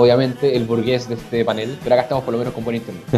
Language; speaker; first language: Spanish; native; Spanish